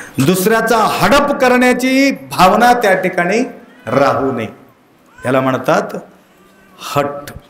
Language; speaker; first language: Marathi; non-native, local second language; Kannada